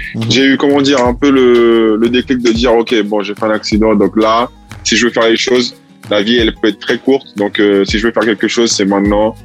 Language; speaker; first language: French; early bilingual, heritage; Italian